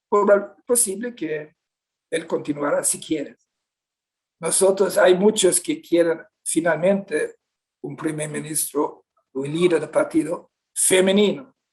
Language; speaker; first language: Spanish; non-native, fluent; Swedish